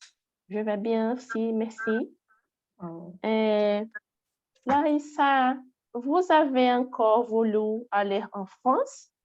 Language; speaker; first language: French; non-native, learner; Portuguese